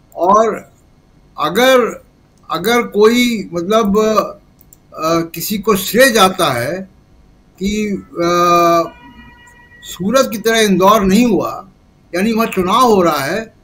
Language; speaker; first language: Hindi; native; Hindi